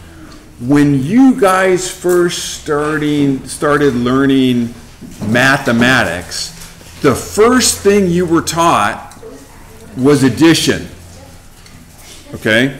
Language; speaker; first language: English; native; English